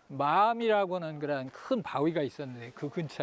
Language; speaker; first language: Korean; native; Korean